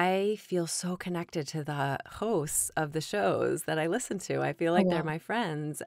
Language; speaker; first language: English; native; English